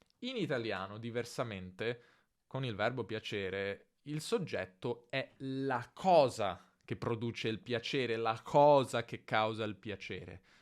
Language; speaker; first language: Italian; native; Italian